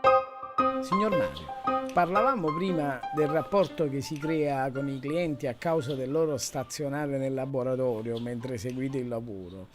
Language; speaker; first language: Italian; native; Italian